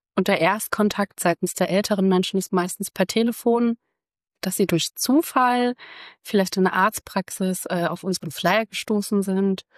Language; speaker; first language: German; early bilingual, other home language; Croatian